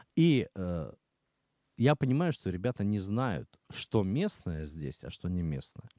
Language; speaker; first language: Russian; native; Russian